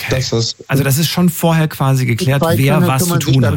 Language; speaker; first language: German; native; German